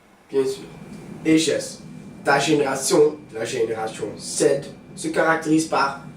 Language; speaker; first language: French; non-native, learner; Dutch